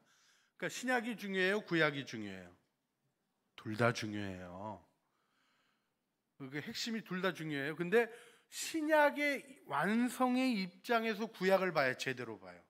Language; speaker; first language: Korean; native; Korean